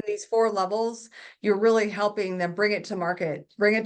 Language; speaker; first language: English; native; English